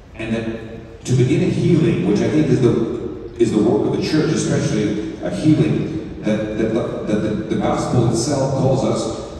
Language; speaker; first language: English; early bilingual, other home language; Spanish